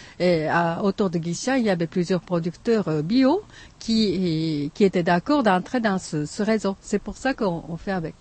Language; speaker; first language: French; non-native, fluent; Japanese